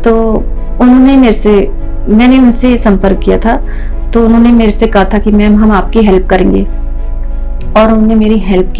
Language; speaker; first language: Hindi; native; Hindi